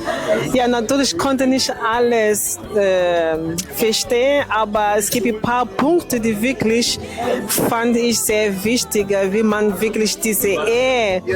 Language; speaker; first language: German; non-native, learner; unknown